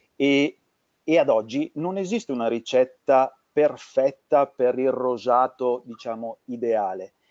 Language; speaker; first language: Italian; native; Italian